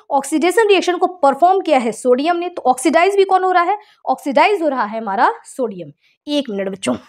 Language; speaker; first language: Hindi; native; Hindi